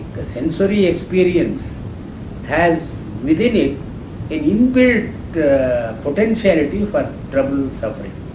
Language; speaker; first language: English; non-native, local second language; Kannada